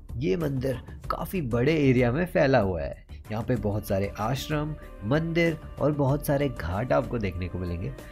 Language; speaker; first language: Hindi; native; Hindi